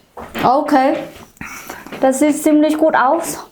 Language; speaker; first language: German; non-native, learner; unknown